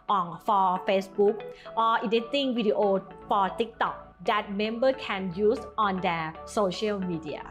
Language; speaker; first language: English; non-native, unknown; Thai